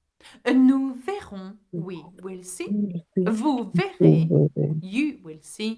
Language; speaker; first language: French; non-native, fluent; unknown